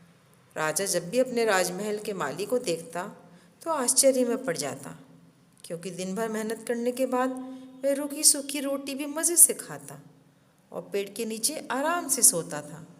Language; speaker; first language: Hindi; native; Hindi